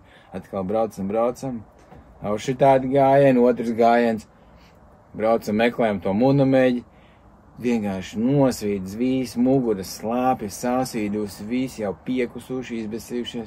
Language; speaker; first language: Latvian; native; Latvian